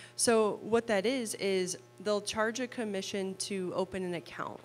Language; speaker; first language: English; native; English